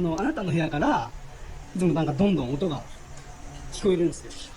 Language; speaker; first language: Japanese; native; Japanese